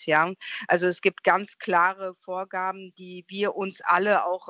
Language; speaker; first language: German; native; German